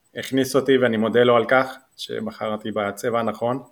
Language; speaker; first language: Hebrew; native; Hebrew